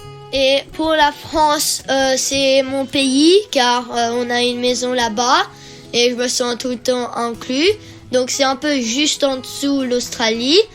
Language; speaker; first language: French; early bilingual, heritage; French